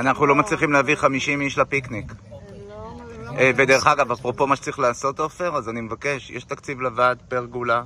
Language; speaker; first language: Hebrew; native; Hebrew